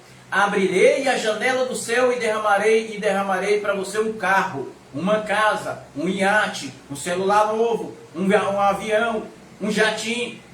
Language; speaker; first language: Portuguese; native; Portuguese